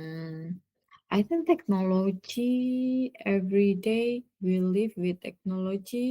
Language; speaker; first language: English; non-native, learner; Indonesian